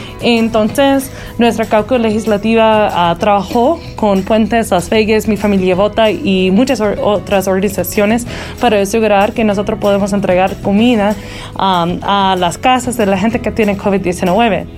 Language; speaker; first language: Spanish; early bilingual, heritage; Spanish